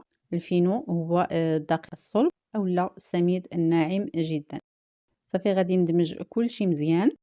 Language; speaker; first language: Arabic; native; Arabic